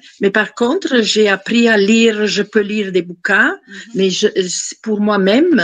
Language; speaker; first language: French; non-native, fluent; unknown